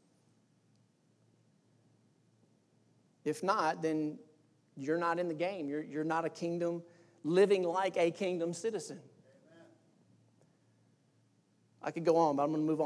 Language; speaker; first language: English; native; English